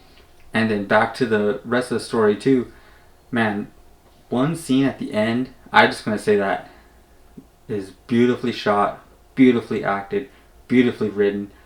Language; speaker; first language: English; native; English